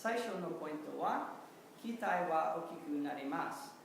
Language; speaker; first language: Japanese; non-native, learner; English